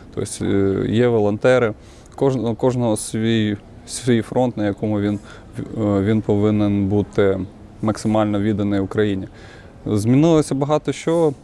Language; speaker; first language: Ukrainian; non-native, local second language; Russian